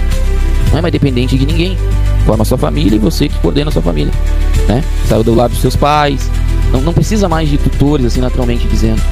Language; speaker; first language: Portuguese; native; Portuguese